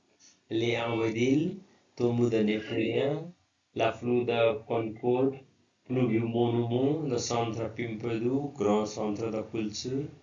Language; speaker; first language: French; non-native, learner; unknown